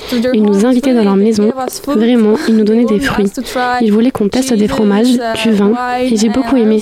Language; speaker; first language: French; non-native, fluent; Polish